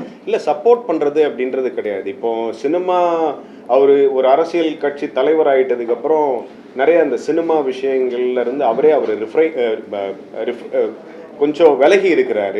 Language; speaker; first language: Tamil; native; Tamil